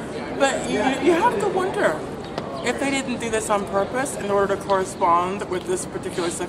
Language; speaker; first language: English; native; English